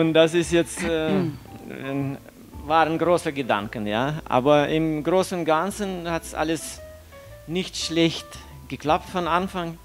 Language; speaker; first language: German; non-native, fluent; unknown